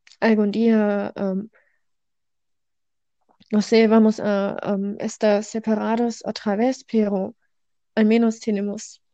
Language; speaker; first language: Spanish; non-native, learner; German